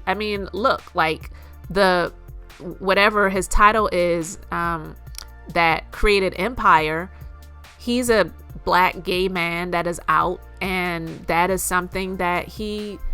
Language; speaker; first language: English; native; English